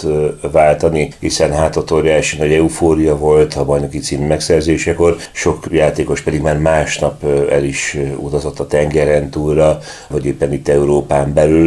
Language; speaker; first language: Hungarian; native; Hungarian